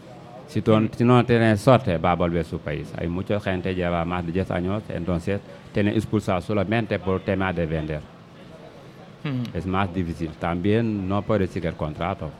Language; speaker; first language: Spanish; non-native, learner; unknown